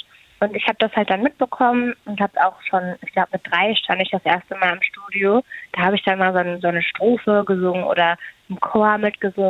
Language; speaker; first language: German; native; German